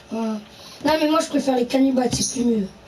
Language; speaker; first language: French; native; French